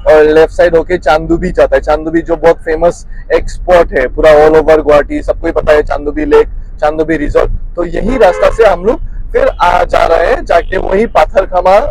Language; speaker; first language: Hindi; non-native, local second language; Assamese